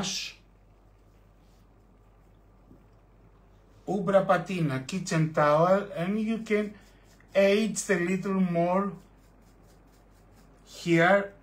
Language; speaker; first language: English; non-native, fluent; Greek